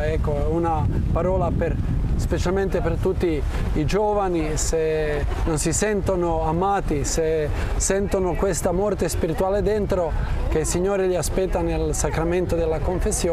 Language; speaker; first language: Italian; non-native, fluent; Croatian